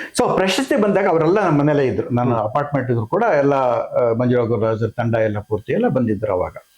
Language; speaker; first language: Kannada; non-native, local second language; Konkani